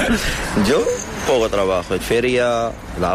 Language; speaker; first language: Spanish; non-native, learner; Arabic